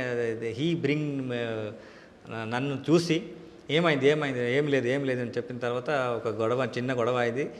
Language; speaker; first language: Telugu; non-native, local second language; Kannada